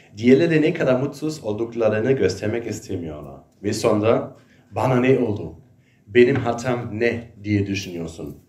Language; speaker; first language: Turkish; non-native, fluent; German